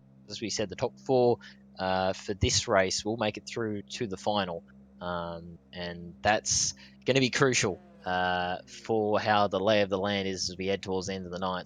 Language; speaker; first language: English; native; English